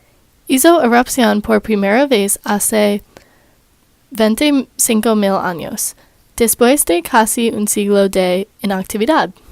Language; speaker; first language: Spanish; non-native, learner; English